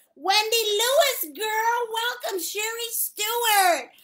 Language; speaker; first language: English; native; English